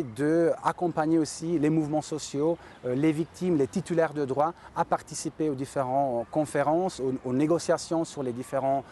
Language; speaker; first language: French; native; French